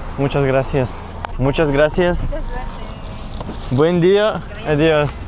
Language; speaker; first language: Spanish; non-native, learner; Lithuanian